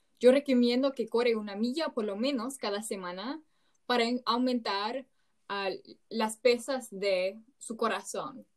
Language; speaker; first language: Spanish; non-native, learner; English